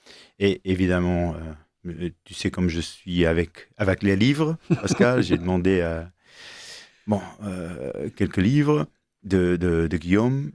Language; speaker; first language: French; non-native, fluent; Portuguese